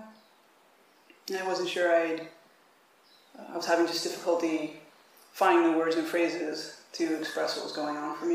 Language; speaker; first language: English; native; English